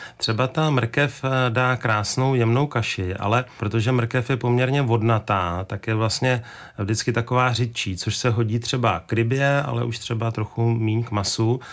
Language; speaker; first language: Czech; native; Czech